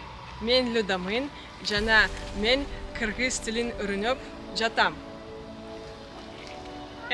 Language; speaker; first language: Kyrgyz; non-native, learner; Russian